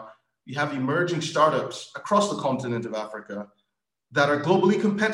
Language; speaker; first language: English; non-native, local second language; Yoruba